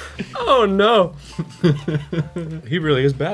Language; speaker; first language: English; native; English